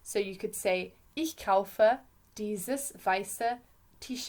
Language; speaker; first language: German; non-native, fluent; English